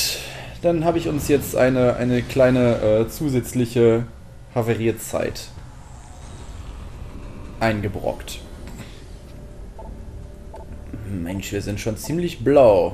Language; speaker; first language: German; native; German